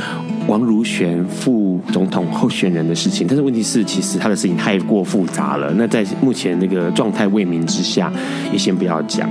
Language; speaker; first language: Chinese; native; Chinese